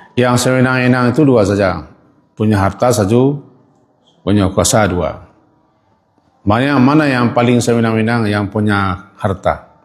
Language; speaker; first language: Malay; non-native, local second language; Minangkabau